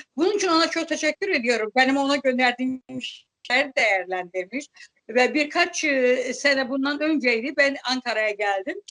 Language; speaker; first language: Turkish; non-native, fluent; Azerbaijani